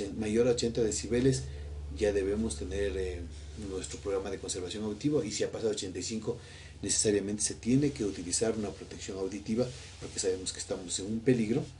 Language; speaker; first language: Spanish; native; Spanish